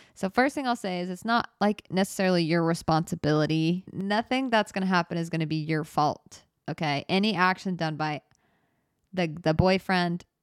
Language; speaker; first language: English; native; English